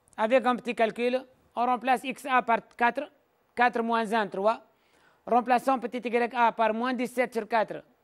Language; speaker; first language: French; non-native, local second language; Arabic